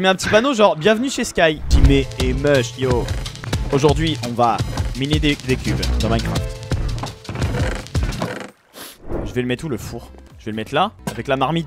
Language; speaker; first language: French; native; French